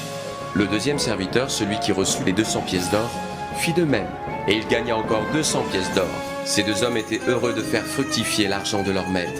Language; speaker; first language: French; native; French